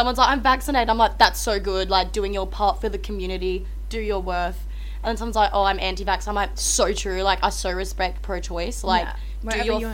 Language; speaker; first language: English; native; English